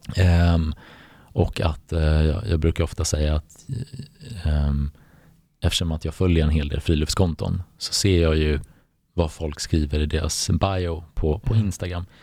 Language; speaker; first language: Swedish; early bilingual, other home language; Bosnian